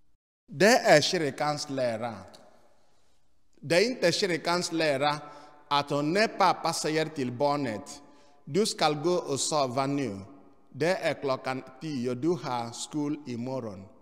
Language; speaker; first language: Swedish; non-native, fluent; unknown